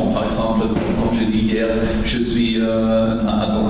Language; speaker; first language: French; non-native, learner; German